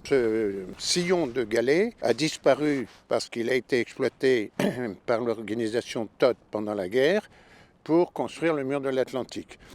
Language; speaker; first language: French; native; French